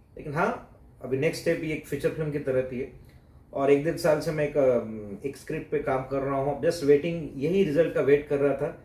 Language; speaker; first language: Hindi; non-native, local second language; Marathi